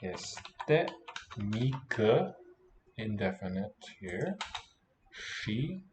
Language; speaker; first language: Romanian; non-native, learner; English